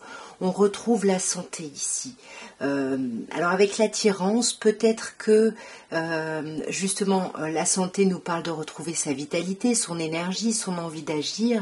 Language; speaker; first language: French; native; French